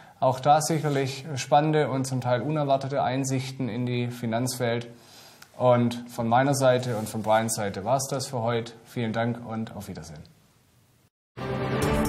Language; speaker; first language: German; native; German